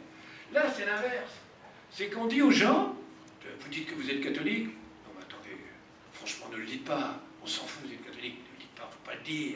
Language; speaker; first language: French; native; French